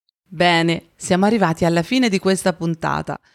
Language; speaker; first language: Italian; native; Italian